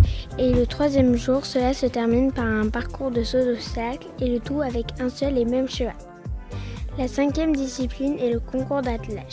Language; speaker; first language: French; native; French